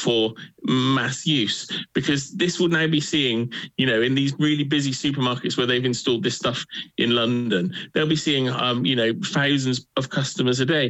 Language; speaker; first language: English; native; English